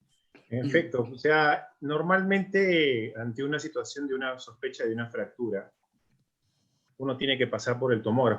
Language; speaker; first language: Spanish; native; Spanish